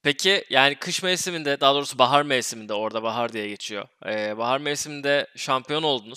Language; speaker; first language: Turkish; native; Turkish